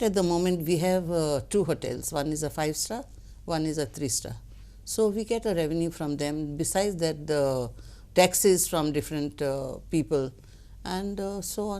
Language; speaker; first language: English; non-native, local second language; Konkani